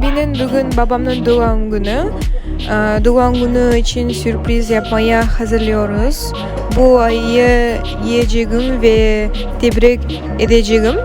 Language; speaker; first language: Turkish; non-native, learner; Kazakh